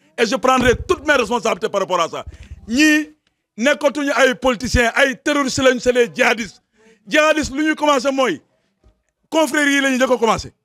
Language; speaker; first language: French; non-native, local second language; Wolof